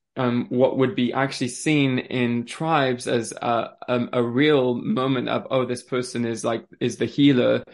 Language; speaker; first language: English; early bilingual, other home language; French